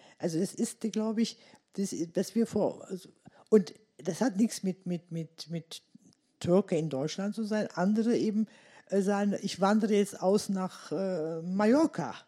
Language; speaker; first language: German; early bilingual, other home language; Turkish